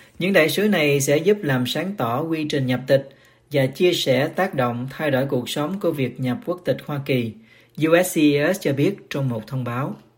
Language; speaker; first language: Vietnamese; native; Vietnamese